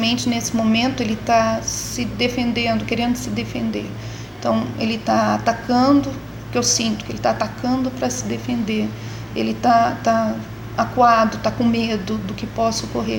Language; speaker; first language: Portuguese; native; Portuguese